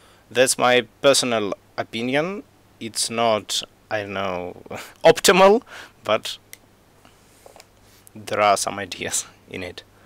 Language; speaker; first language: English; non-native, fluent; Russian